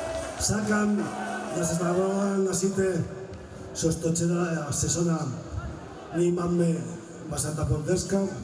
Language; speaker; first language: Macedonian; non-native, learner; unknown